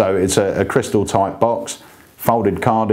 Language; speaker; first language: English; native; English